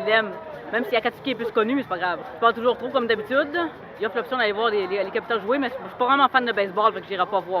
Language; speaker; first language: French; native; French